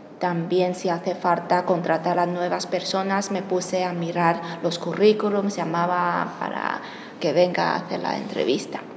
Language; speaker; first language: Spanish; non-native, fluent; Chinese